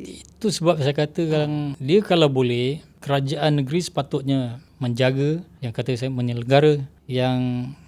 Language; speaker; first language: Malay; non-native, local second language; Chinese